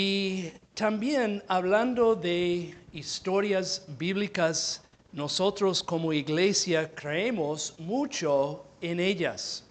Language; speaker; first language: Spanish; non-native, fluent; English